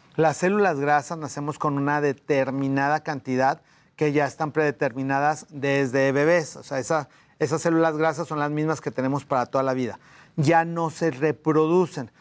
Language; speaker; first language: Spanish; native; Spanish